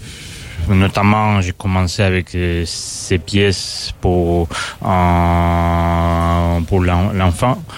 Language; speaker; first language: French; non-native, fluent; Russian